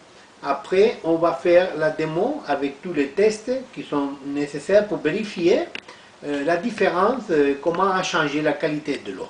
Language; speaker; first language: French; non-native, learner; Italian